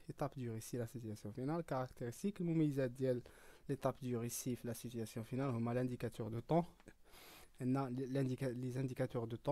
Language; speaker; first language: French; non-native, learner; Arabic